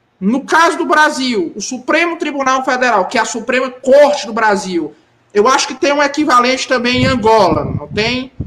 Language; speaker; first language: Portuguese; native; Portuguese